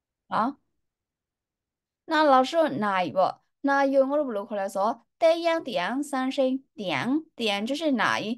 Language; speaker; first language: Chinese; native; Chinese